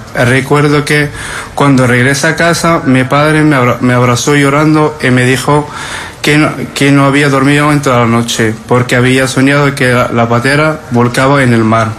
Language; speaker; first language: Spanish; non-native, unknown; Arabic